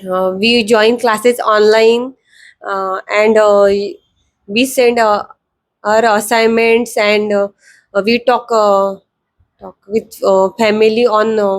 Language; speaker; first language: English; non-native, learner; Marathi